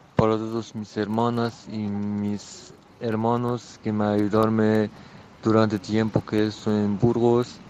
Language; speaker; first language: Spanish; non-native, learner; Persian